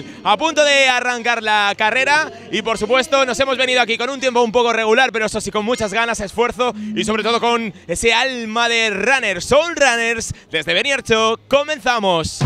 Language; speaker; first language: Spanish; native; Spanish